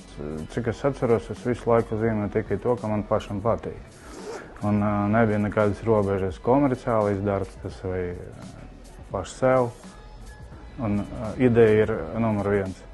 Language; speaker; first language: Latvian; non-native, local second language; Russian